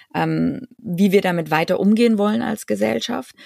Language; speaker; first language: German; native; German